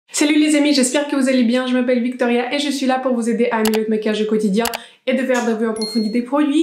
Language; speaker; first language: French; native; French